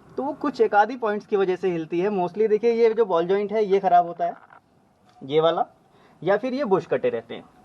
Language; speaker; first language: Hindi; native; Hindi